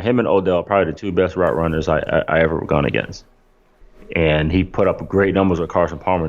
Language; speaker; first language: English; native; English